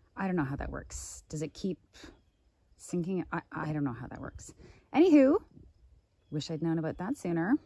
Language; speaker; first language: English; native; English